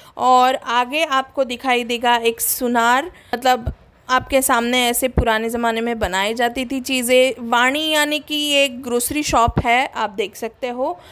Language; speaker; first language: Hindi; non-native, local second language; Marathi